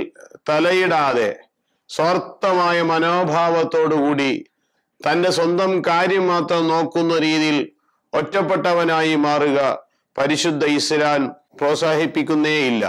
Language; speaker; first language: Malayalam; native; Malayalam